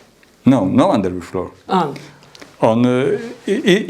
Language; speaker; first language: English; non-native, learner; Polish